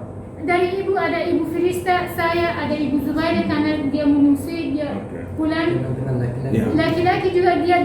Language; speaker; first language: Indonesian; non-native, learner; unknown